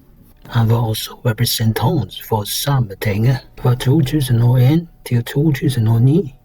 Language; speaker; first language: Norwegian; non-native, learner; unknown